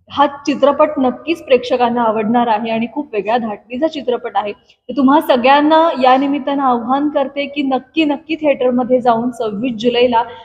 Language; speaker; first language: Marathi; native; Marathi